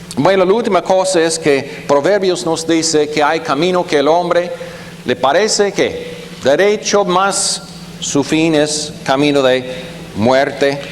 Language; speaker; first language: Spanish; non-native, fluent; German